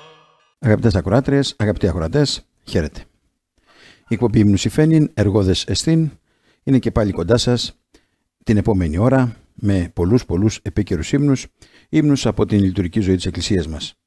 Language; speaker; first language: Greek; native; Greek